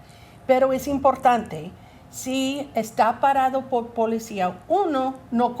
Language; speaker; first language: Spanish; non-native, learner; English